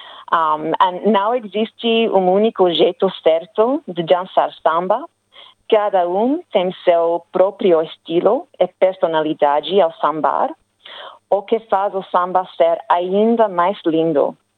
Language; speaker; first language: Portuguese; non-native, learner; English